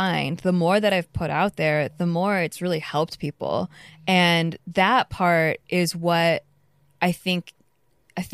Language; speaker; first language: English; native; English